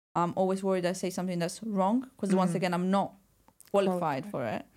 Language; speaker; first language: English; non-native, fluent; Italian